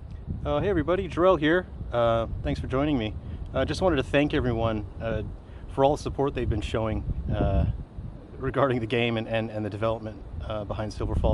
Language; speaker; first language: English; native; English